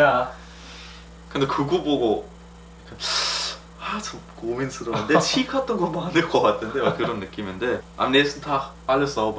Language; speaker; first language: Korean; non-native, fluent; German